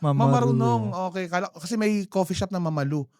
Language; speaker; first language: Filipino; native; Filipino